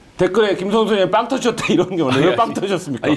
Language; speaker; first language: Korean; native; Korean